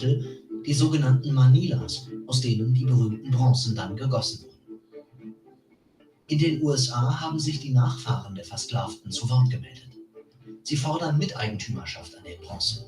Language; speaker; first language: German; native; German